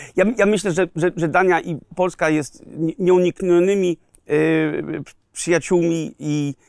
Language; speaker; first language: Polish; early bilingual, heritage; Polish